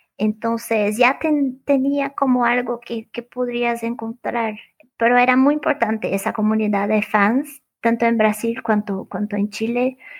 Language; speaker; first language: Spanish; non-native, fluent; Portuguese